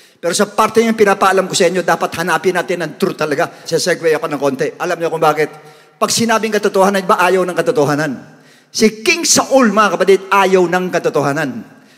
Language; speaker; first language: Filipino; native; Filipino